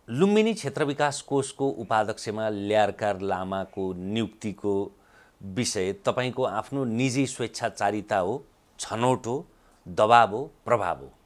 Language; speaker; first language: Nepali; native; Nepali